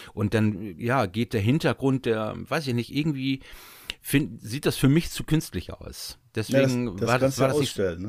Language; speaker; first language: German; native; German